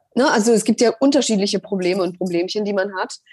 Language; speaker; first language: German; early bilingual, other home language; Polish